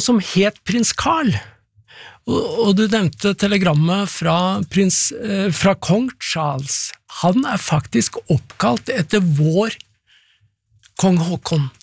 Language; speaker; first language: Norwegian; native; Norwegian